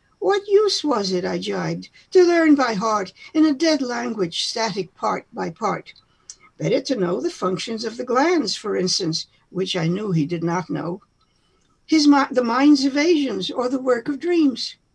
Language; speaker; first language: English; early bilingual, other home language; Spanish